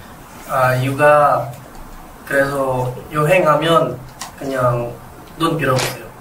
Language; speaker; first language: Korean; non-native, learner; Indonesian